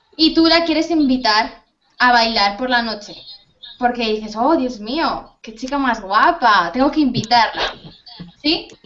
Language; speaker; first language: Spanish; native; Spanish